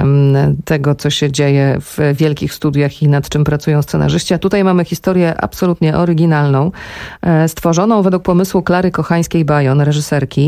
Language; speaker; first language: Polish; native; Polish